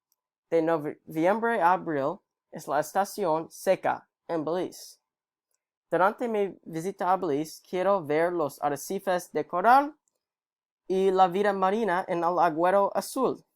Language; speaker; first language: Spanish; non-native, learner; English